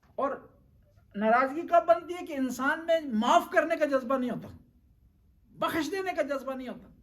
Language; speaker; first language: Urdu; non-native, local second language; Punjabi